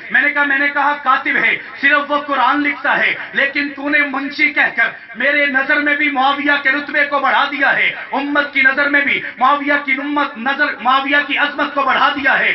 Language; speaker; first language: Urdu; non-native, local second language; Punjabi